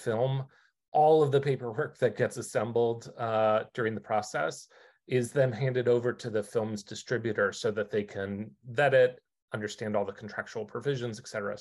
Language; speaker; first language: English; native; English